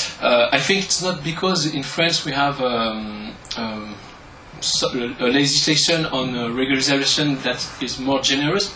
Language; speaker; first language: English; non-native, learner; French